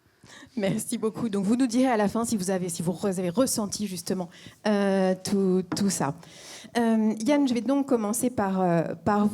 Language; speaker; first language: French; native; French